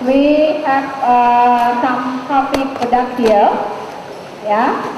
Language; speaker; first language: English; non-native, local second language; Indonesian